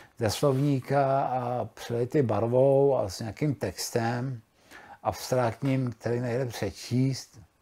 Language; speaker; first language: Czech; early bilingual, other home language; Spanish